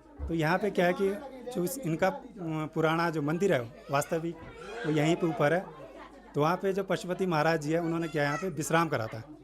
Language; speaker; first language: Hindi; native; Hindi